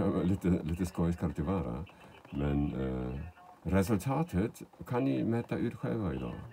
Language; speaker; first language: Swedish; non-native, fluent; German